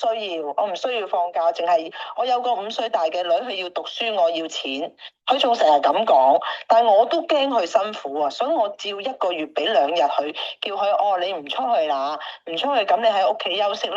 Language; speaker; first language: Cantonese; native; Cantonese